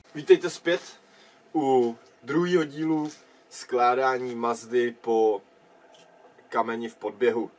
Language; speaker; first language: Czech; native; Czech